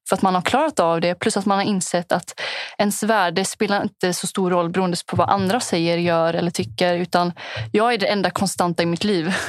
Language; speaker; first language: Swedish; early bilingual, other home language; Punjabi